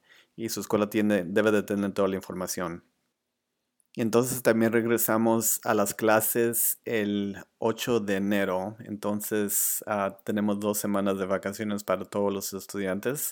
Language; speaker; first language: Spanish; early bilingual, other home language; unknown